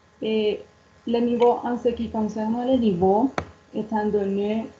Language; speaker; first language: French; non-native, learner; Spanish